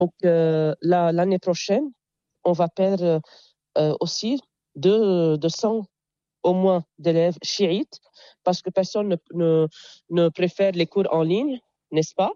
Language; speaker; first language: French; non-native, local second language; Arabic